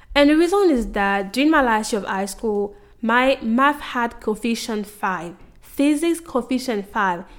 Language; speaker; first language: English; non-native, fluent; French